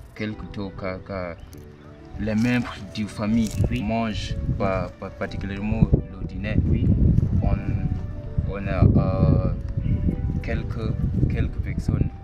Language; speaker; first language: French; non-native, learner; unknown